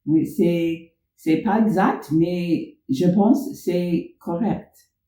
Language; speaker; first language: French; non-native, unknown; English